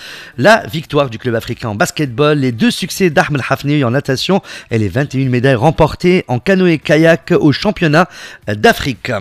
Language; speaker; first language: French; non-native, local second language; Arabic